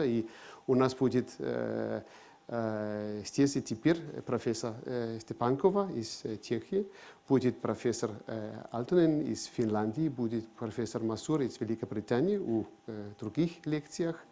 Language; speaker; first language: Russian; non-native, fluent; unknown